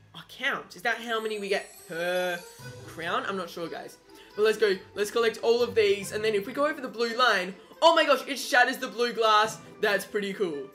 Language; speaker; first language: English; native; English